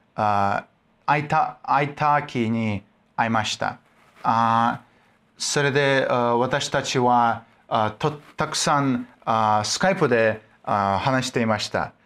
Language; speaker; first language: Japanese; non-native, learner; Russian